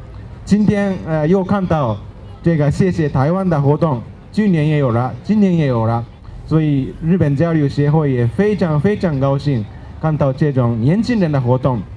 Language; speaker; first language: Chinese; non-native, fluent; Japanese